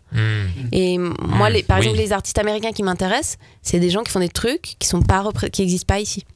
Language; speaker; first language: French; native; French